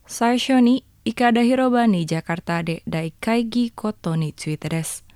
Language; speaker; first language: Japanese; non-native, learner; Indonesian